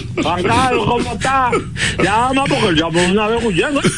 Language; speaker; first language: Spanish; native; Spanish